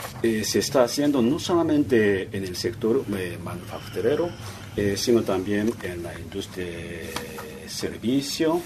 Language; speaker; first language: Spanish; non-native, fluent; Japanese